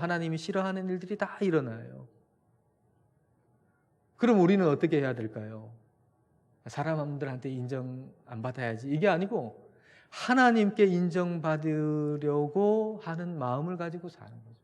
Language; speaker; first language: Korean; native; Korean